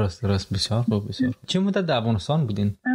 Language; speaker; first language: Persian; native; Persian